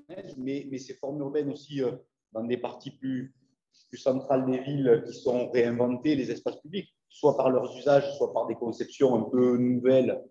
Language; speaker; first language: French; native; French